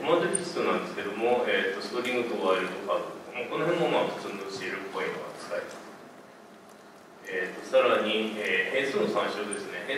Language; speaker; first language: Japanese; native; Japanese